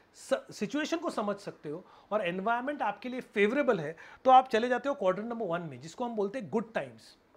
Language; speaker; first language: Hindi; non-native, local second language; Marathi